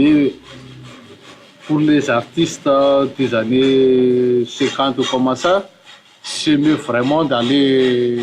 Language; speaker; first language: French; non-native, local second language; Malagasy